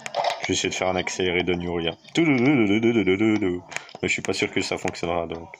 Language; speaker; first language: French; native; French